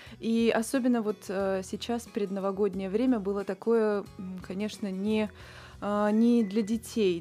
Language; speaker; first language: Russian; early bilingual, heritage; Russian